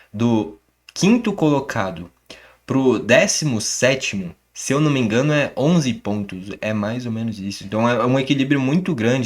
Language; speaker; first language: Portuguese; native; Portuguese